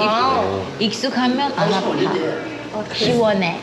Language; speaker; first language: Korean; non-native, learner; Turkish